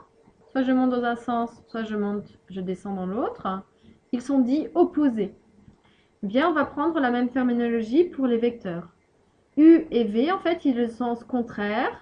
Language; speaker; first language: French; native; French